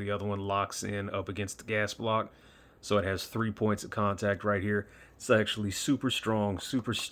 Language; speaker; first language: English; native; English